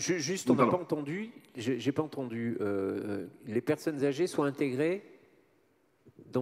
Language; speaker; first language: French; native; French